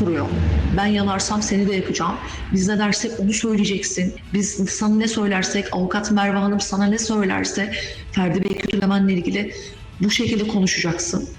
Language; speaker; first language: Turkish; native; Turkish